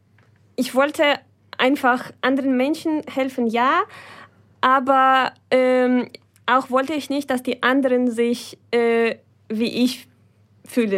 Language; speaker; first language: German; non-native, fluent; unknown